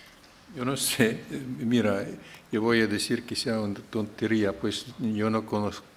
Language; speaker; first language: Spanish; non-native, fluent; Dutch